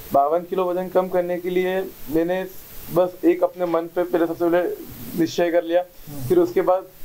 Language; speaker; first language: Hindi; native; Hindi